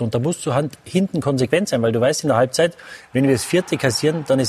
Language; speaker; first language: German; native; German